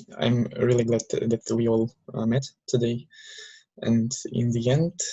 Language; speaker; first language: English; non-native, learner; Russian